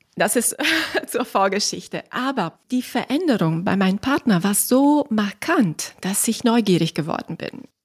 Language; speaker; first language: German; non-native, fluent; Italian